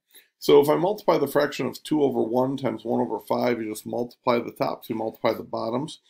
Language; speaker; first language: English; native; English